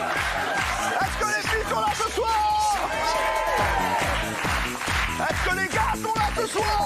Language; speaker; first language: French; native; French